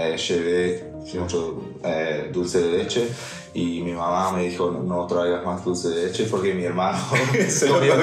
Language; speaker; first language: Spanish; non-native, fluent; English